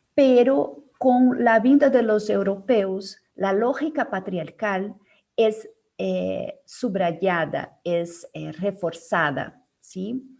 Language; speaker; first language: Spanish; non-native, fluent; Portuguese